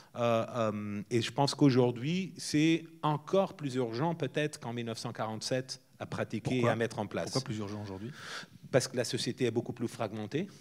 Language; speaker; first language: French; non-native, fluent; Portuguese